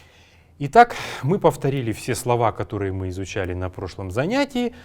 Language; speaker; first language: Russian; native; Russian